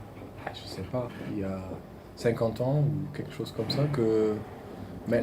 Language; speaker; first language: French; non-native, fluent; German